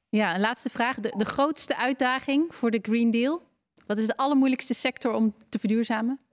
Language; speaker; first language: Dutch; native; Dutch